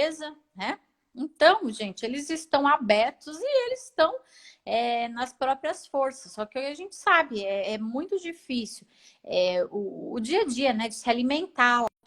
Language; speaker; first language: Portuguese; native; Portuguese